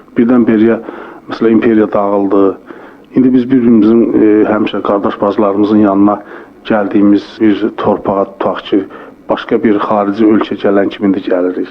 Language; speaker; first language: Azerbaijani; native; Azerbaijani